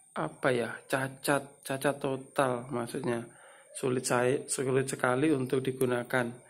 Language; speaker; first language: Indonesian; non-native, local second language; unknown